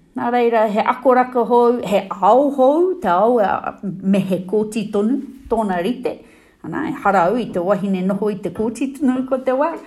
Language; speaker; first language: Māori; non-native, local second language; English